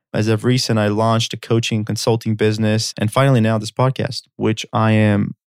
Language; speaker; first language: English; early bilingual, other home language; Armenian